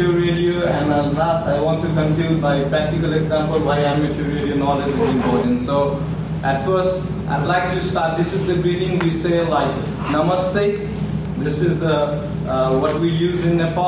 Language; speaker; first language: English; non-native, local second language; Nepali